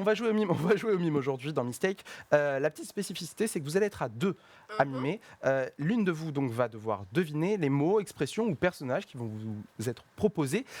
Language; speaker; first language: French; native; French